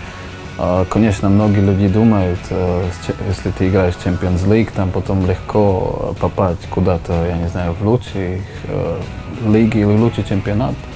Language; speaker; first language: Russian; non-native, learner; Slovak